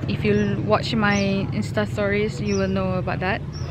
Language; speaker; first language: English; non-native, local second language; Malay